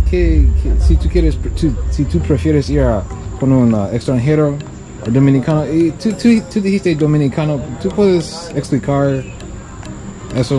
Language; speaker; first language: Spanish; non-native, learner; English